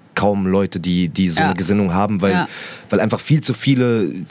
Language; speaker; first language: German; early bilingual, other home language; Arabic